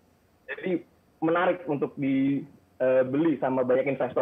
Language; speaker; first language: Indonesian; native; Indonesian